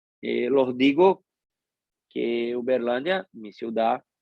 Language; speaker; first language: Spanish; non-native, fluent; Portuguese